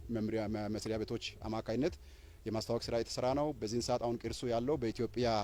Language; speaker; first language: Amharic; non-native, local second language; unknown